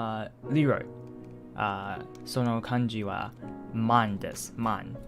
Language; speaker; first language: Japanese; non-native, learner; English